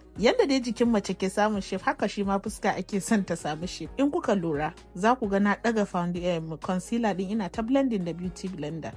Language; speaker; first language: Hausa; non-native, local second language; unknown